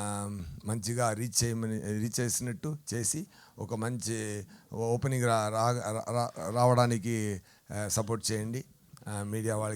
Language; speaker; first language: Telugu; non-native, learner; Tamil